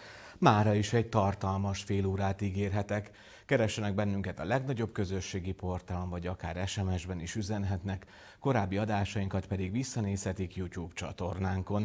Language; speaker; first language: Hungarian; native; Hungarian